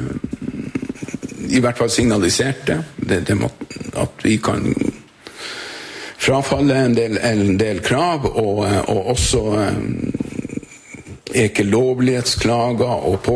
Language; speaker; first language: Norwegian; native; Norwegian